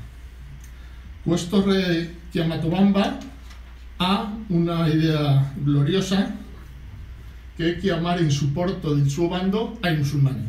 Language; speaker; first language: Italian; non-native, fluent; Catalan